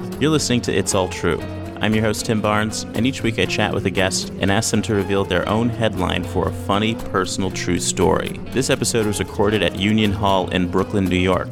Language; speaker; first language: English; native; English